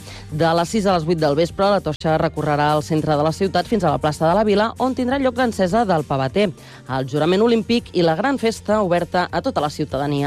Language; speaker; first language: Catalan; native; Catalan